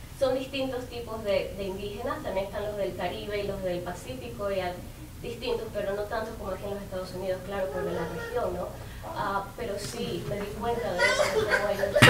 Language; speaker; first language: Spanish; native; Spanish